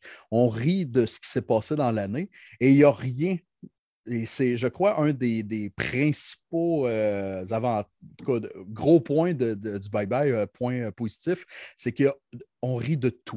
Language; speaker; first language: French; native; French